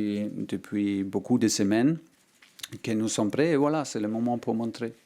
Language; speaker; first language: French; non-native, learner; German